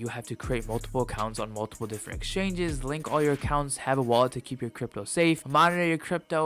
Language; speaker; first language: English; native; English